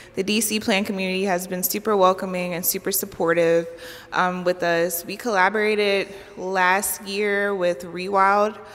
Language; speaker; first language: English; native; English